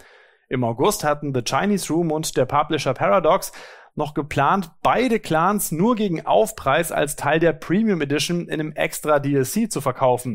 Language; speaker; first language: German; native; German